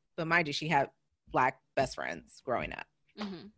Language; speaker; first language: English; native; English